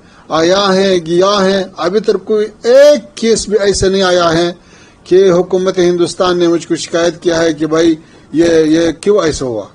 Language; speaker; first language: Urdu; non-native, fluent; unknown